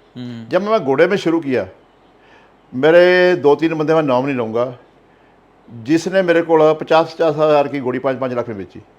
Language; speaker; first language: Hindi; non-native, local second language; Punjabi